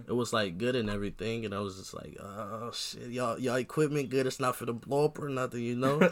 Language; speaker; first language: English; native; English